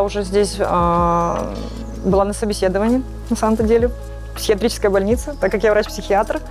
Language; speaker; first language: Russian; native; Russian